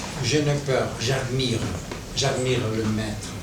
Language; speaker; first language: French; non-native, fluent; Catalan